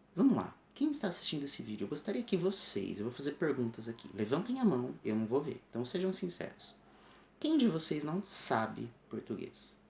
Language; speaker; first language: Portuguese; native; Portuguese